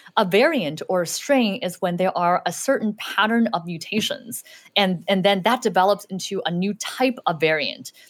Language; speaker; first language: English; early bilingual, other home language; Chinese